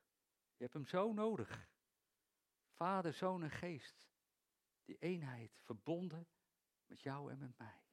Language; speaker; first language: Dutch; native; Dutch